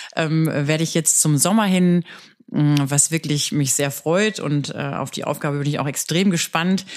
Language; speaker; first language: German; native; German